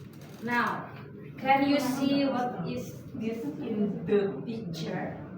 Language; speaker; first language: English; non-native, learner; Indonesian